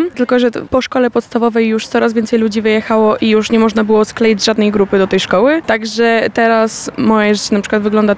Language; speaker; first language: Polish; early bilingual, heritage; Polish